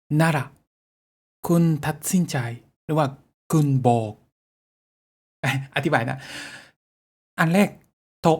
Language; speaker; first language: Thai; non-native, fluent; Japanese